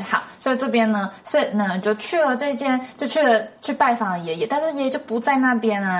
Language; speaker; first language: Chinese; native; Chinese